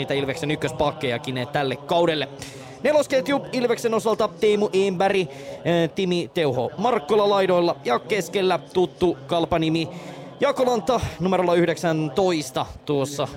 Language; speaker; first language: Finnish; native; Finnish